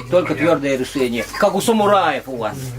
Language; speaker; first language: Russian; native; Russian